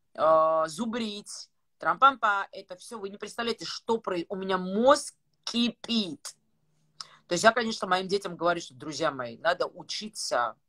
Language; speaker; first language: Russian; non-native, fluent; Georgian